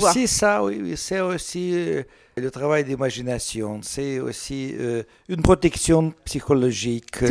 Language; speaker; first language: French; non-native, learner; Russian